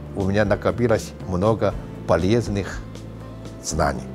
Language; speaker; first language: Russian; non-native, fluent; Chinese